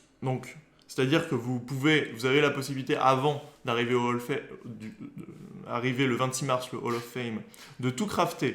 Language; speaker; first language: French; native; French